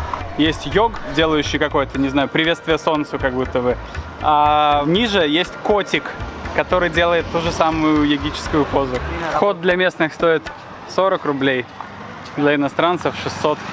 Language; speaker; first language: Russian; native; Russian